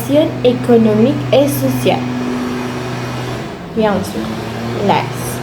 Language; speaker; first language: French; non-native, learner; Spanish